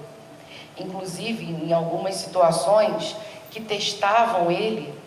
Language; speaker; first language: Portuguese; native; Portuguese